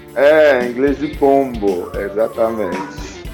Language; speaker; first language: Portuguese; non-native, fluent; Igbo